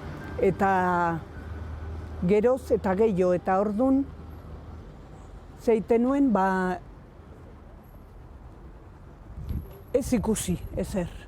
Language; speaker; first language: Basque; non-native, local second language; Spanish